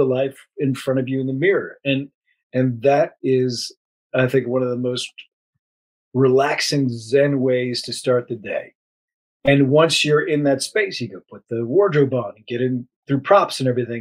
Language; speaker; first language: English; native; English